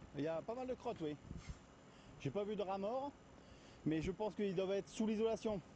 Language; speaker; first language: French; native; French